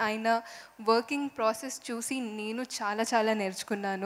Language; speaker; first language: Telugu; non-native, fluent; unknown